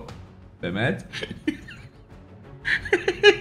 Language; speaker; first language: Hebrew; native; Hebrew